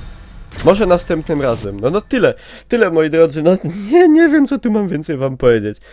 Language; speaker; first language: Polish; native; Polish